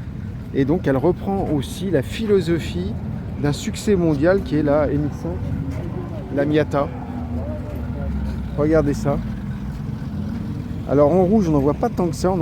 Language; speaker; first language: French; native; French